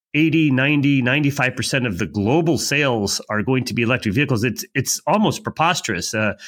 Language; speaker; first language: English; native; English